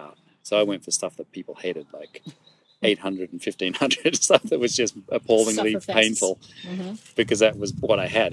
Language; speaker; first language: English; native; English